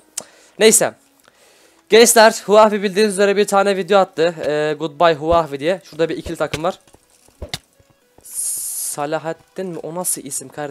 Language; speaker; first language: Turkish; native; Turkish